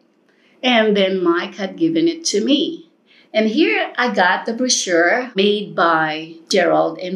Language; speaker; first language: English; non-native, local second language; Filipino